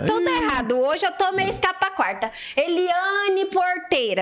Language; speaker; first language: Portuguese; native; Portuguese